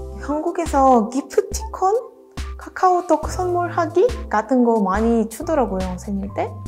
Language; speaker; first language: Korean; non-native, fluent; Russian